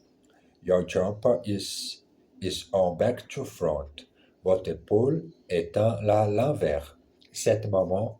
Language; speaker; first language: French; non-native, learner; German